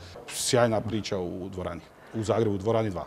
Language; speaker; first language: Croatian; native; Croatian